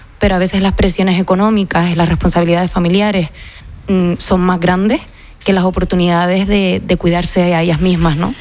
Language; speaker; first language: Spanish; native; Spanish